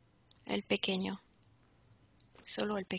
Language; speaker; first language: Spanish; non-native, fluent; French